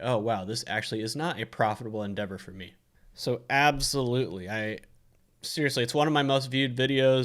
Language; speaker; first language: English; native; English